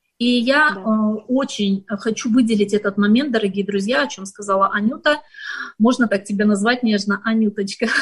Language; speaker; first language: Russian; native; Russian